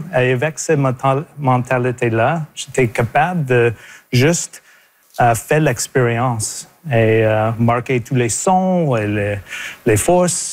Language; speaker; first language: French; non-native, local second language; English